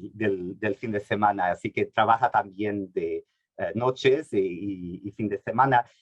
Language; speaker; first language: Spanish; non-native, fluent; Portuguese